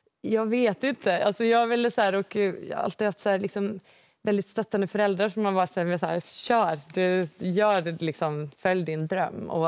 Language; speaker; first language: Swedish; native; Swedish